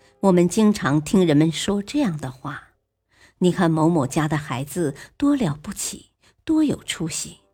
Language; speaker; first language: Chinese; native; Chinese